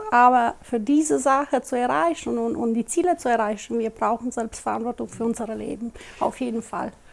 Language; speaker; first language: German; non-native, local second language; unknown